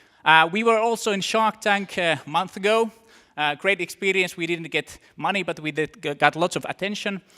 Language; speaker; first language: English; non-native, fluent; Finnish